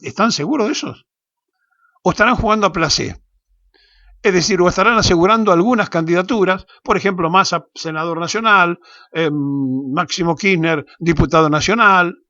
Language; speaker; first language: Spanish; native; Spanish